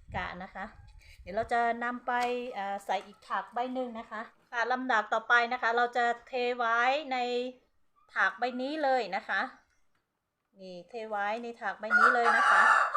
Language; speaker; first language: Thai; non-native, local second language; Hmong